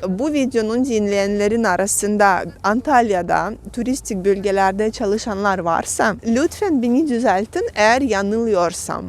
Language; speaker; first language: Turkish; non-native, fluent; Russian